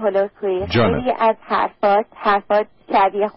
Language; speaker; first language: Persian; early bilingual, heritage; Persian